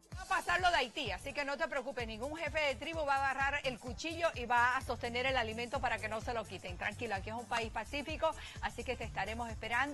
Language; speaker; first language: Spanish; native; Spanish